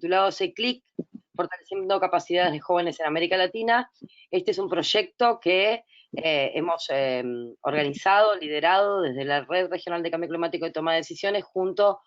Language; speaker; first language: Spanish; native; Spanish